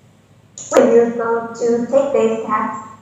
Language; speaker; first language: English; non-native, learner; Chinese